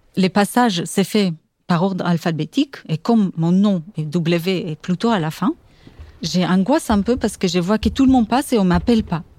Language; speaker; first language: French; non-native, fluent; Portuguese